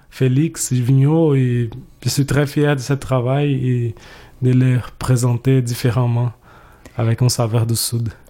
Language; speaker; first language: French; non-native, fluent; Portuguese